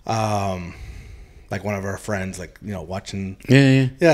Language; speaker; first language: English; early bilingual, heritage; Spanish